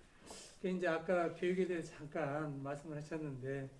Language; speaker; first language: Korean; native; Korean